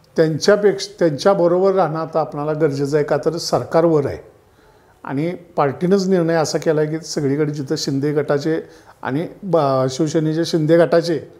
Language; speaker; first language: Marathi; native; Marathi